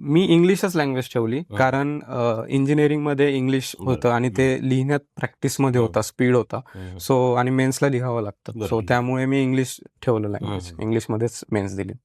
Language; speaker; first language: Marathi; native; Marathi